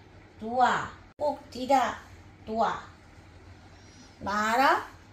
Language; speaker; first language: Indonesian; non-native, learner; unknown